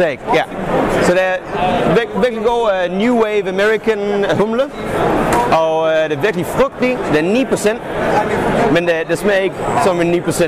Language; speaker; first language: Danish; non-native, fluent; English